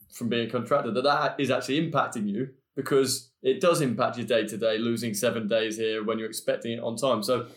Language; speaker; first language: English; native; English